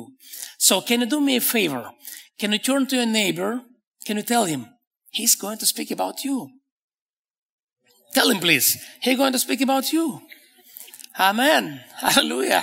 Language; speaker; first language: English; non-native, fluent; Hebrew